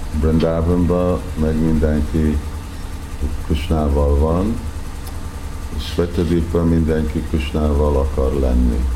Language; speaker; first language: Hungarian; early bilingual, heritage; Hungarian